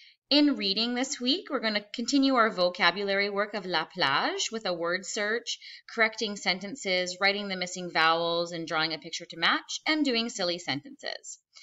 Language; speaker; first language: English; native; English